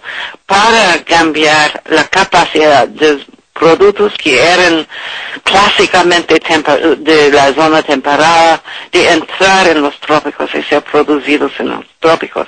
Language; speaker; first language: Spanish; non-native, learner; English